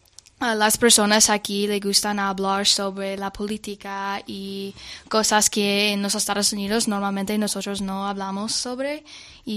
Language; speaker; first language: Spanish; non-native, learner; English